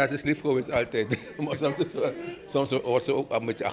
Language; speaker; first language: Dutch; non-native, local second language; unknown